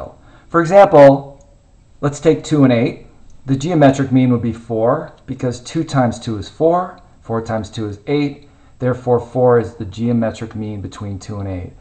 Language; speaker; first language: English; native; English